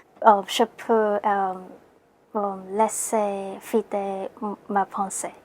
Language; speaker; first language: French; non-native, learner; Cantonese